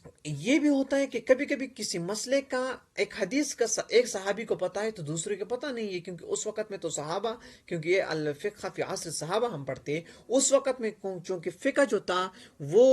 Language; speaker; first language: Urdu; non-native, local second language; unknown